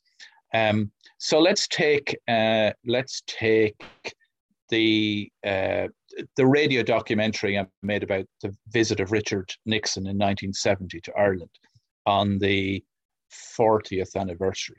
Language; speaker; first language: English; native; English